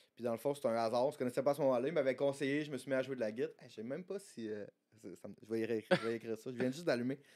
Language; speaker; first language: French; native; French